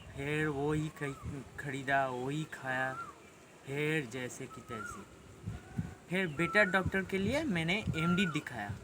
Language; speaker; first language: Hindi; non-native, local second language; Bangla